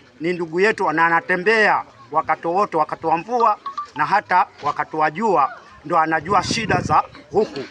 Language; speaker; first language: Swahili; native; Swahili